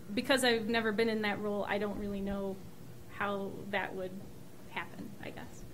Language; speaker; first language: English; native; English